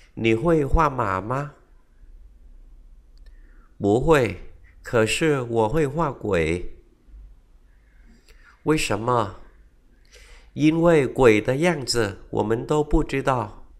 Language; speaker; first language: Chinese; non-native, fluent; Vietnamese